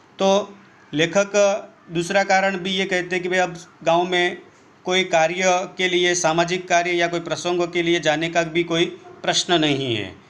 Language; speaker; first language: Hindi; non-native, local second language; Gujarati